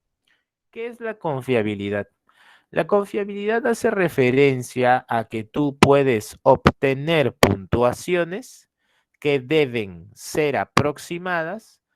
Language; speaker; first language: Spanish; native; Spanish